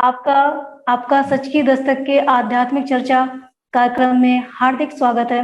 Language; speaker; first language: Hindi; native; Hindi